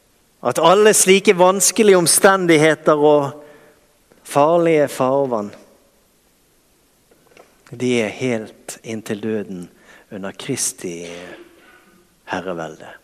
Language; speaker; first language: Norwegian; native; Norwegian